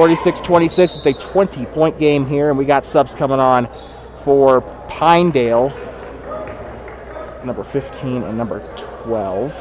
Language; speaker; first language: English; native; English